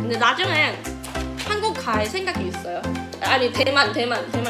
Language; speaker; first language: Korean; non-native, learner; Chinese